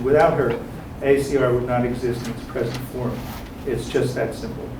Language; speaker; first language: English; native; English